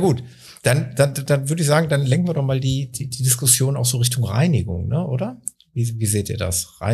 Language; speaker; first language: German; native; German